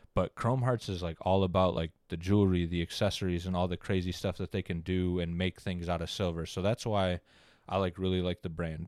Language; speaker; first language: English; native; English